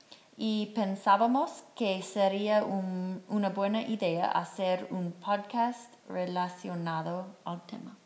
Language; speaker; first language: Spanish; non-native, fluent; English